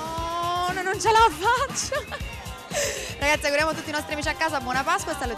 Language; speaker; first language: Italian; native; Italian